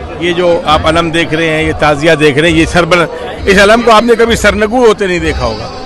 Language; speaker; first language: Urdu; native; Urdu